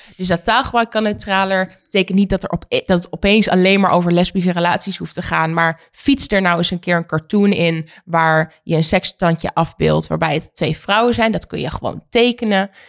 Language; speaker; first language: Dutch; native; Dutch